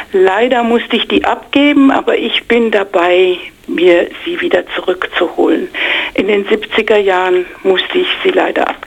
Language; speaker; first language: German; non-native, fluent; English